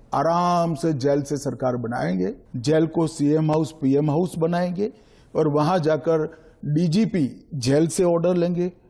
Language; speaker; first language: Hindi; non-native, local second language; Gujarati